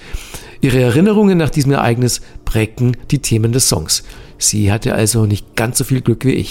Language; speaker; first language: German; native; German